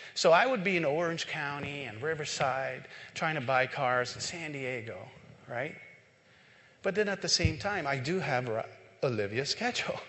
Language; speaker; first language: English; non-native, local second language; Filipino